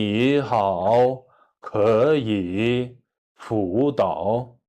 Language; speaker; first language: Chinese; non-native, fluent; Kyrgyz